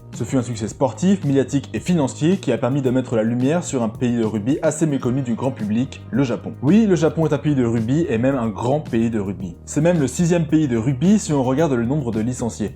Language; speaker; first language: French; native; French